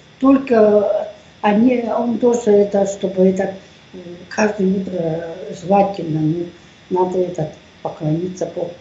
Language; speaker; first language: Russian; non-native, local second language; Tuvinian